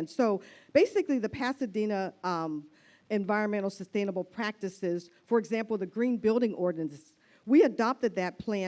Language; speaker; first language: English; native; English